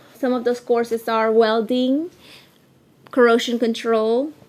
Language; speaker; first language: English; early bilingual, other home language; Spanish